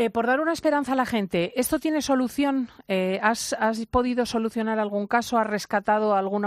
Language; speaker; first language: Spanish; native; Spanish